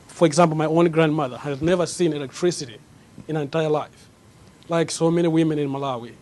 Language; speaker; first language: English; non-native, local second language; Nyanja